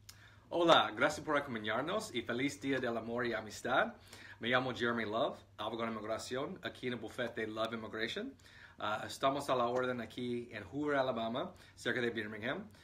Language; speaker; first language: Spanish; non-native, fluent; English